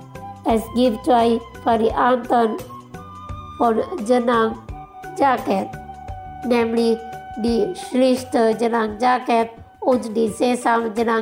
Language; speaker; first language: German; non-native, learner; Indonesian